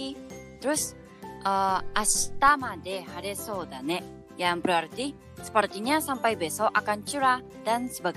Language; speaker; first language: Indonesian; non-native, fluent; Japanese